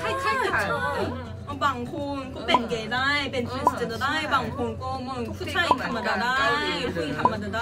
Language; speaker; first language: Thai; non-native, learner; Korean